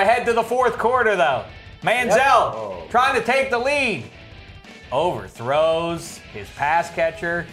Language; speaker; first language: English; native; English